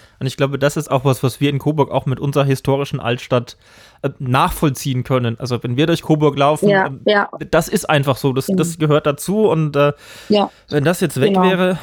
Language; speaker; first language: German; native; German